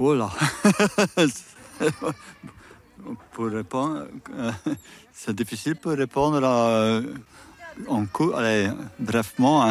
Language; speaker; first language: French; non-native, local second language; Dutch